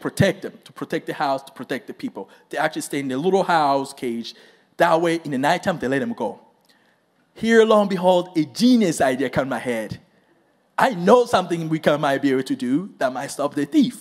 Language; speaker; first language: English; non-native, local second language; Kinyarwanda